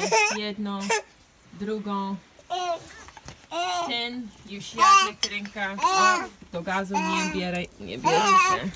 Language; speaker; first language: Polish; non-native, learner; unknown